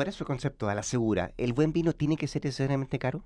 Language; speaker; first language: Spanish; native; Spanish